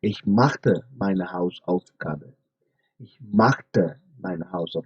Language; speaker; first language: German; non-native, fluent; Hindi